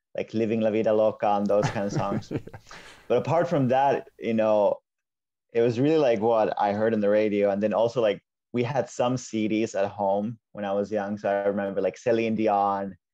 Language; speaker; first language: English; non-native, fluent; Finnish